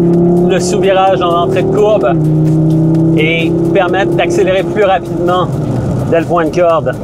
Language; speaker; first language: French; native; French